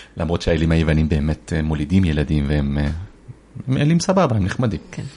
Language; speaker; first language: Hebrew; early bilingual, other home language; Persian